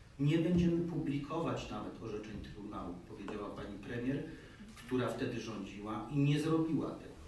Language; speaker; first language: Polish; native; Polish